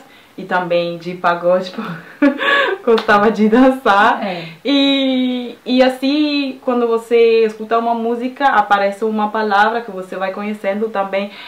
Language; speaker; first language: Portuguese; non-native, fluent; French